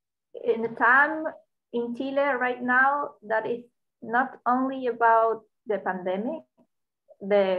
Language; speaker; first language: English; non-native, learner; Spanish